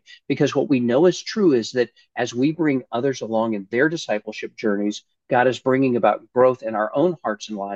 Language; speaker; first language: English; native; English